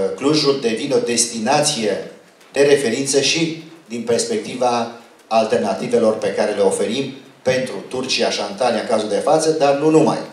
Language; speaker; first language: Romanian; native; Romanian